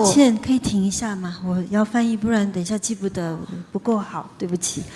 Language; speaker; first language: Chinese; native; Chinese